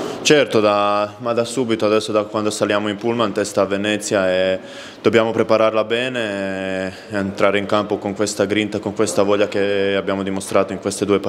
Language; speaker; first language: Italian; non-native, fluent; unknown